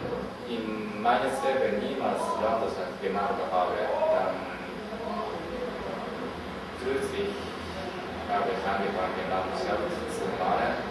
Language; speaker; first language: German; non-native, learner; Japanese